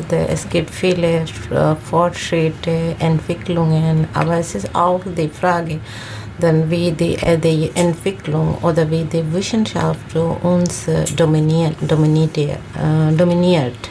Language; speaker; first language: German; non-native, learner; Bangla